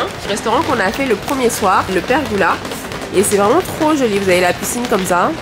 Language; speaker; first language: French; native; French